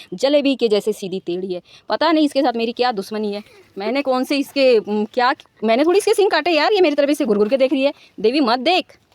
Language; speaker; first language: Hindi; non-native, local second language; Marathi